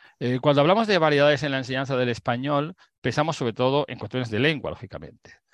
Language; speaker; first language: Spanish; native; Spanish